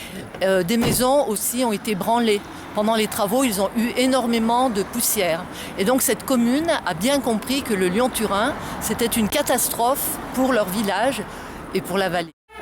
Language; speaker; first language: French; native; French